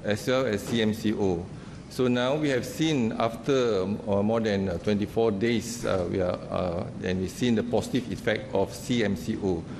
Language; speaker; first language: English; non-native, local second language; Malay